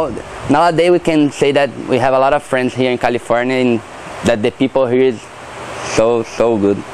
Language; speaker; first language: English; non-native, learner; Portuguese